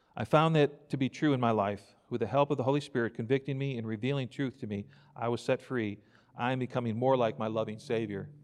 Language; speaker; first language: English; native; English